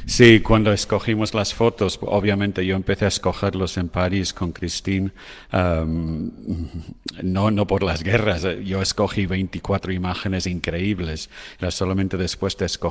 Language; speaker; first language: Spanish; non-native, fluent; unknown